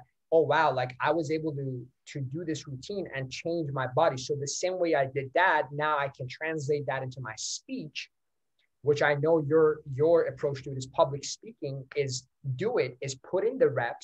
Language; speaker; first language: English; non-native, fluent; Persian